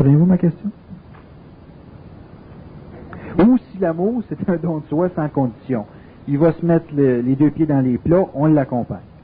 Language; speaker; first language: French; native; French